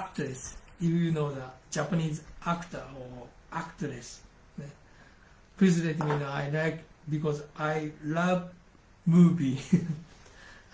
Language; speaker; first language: English; non-native, learner; Japanese